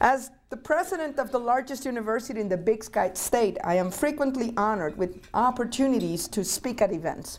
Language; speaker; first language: English; non-native, fluent; Spanish